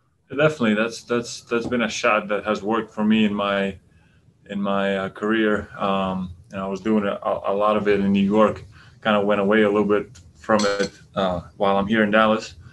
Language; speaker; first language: English; non-native, fluent; Latvian